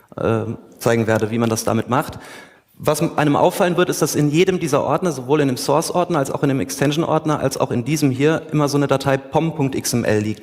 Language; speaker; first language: German; native; German